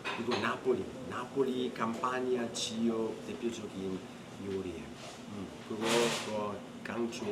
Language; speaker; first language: Korean; non-native, learner; Italian